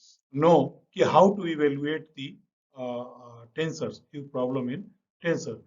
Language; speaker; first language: English; non-native, local second language; Hindi